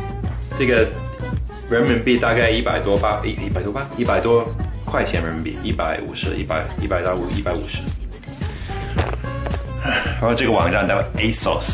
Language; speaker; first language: Chinese; non-native, fluent; English